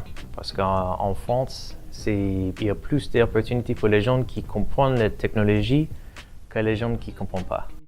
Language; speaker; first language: French; non-native, learner; English